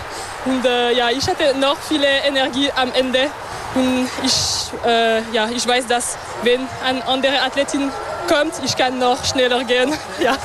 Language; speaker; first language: German; non-native, local second language; French